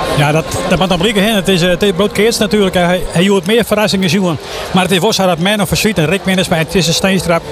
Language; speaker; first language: Dutch; non-native, local second language; Western Frisian